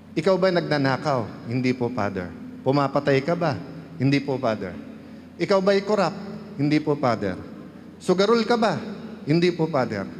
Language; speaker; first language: Filipino; native; Filipino